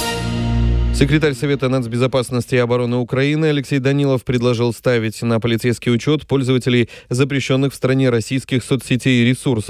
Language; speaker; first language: Russian; native; Russian